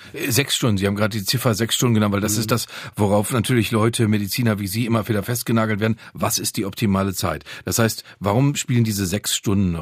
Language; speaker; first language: German; native; German